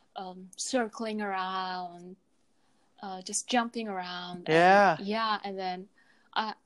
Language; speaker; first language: English; non-native, fluent; Mongolian